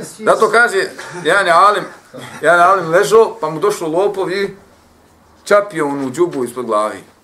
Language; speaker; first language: Bosnian; native; Bosnian